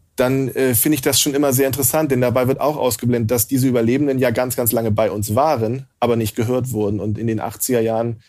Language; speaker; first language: German; native; German